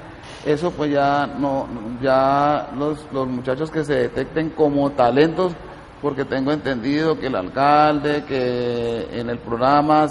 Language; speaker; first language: Spanish; native; Spanish